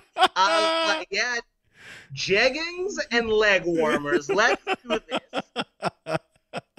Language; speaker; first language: English; native; English